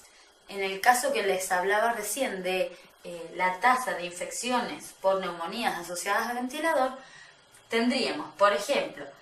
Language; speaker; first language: Spanish; native; Spanish